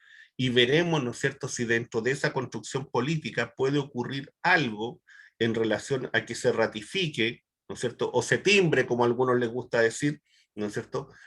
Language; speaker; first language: Spanish; native; Spanish